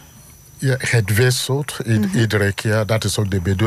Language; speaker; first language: Dutch; non-native, learner; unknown